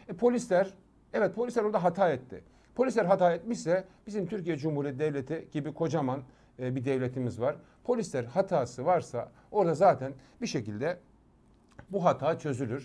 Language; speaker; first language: Turkish; native; Turkish